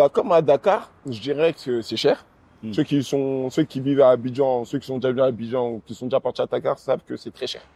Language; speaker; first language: French; early bilingual, other home language; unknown